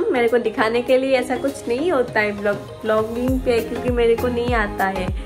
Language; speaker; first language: Hindi; non-native, local second language; Assamese